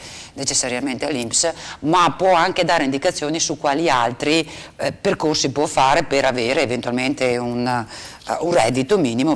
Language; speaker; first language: Italian; native; Italian